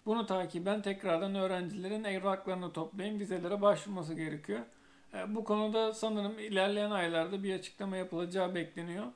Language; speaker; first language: Turkish; native; Turkish